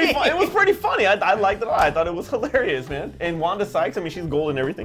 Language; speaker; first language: English; native; English